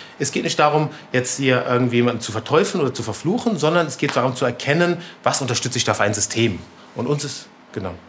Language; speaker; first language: German; native; German